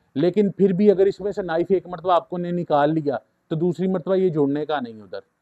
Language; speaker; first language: Urdu; native; Urdu